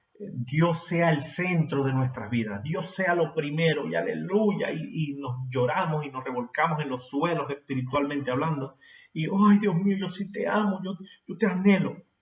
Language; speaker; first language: Spanish; native; Spanish